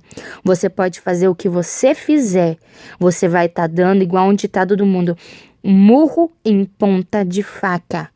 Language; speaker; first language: Portuguese; native; Portuguese